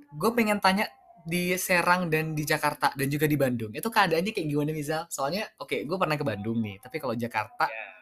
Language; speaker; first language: Indonesian; native; Indonesian